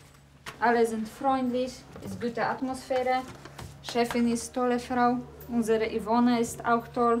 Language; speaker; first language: German; non-native, learner; Polish